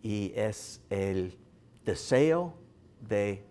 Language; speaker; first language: Spanish; non-native, learner; English